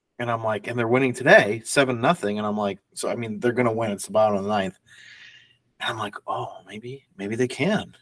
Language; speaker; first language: English; native; English